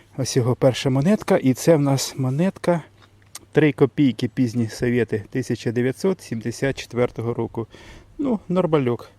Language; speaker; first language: Ukrainian; non-native, local second language; Russian